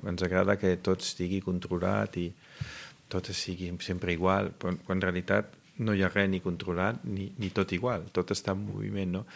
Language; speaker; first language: Catalan; non-native, fluent; Italian